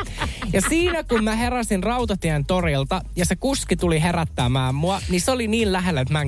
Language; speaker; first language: Finnish; native; Finnish